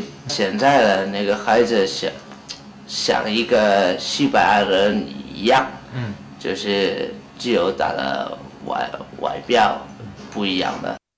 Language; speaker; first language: Chinese; non-native, fluent; Spanish